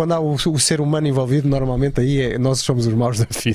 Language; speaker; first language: Portuguese; native; Portuguese